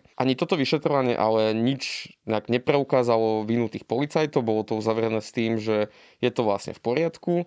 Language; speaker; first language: Slovak; native; Slovak